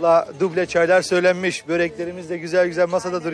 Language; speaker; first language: Turkish; native; Turkish